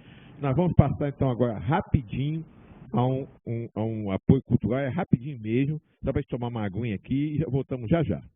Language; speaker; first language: Portuguese; native; Portuguese